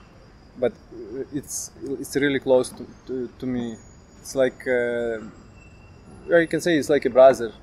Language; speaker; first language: English; non-native, learner; Ukrainian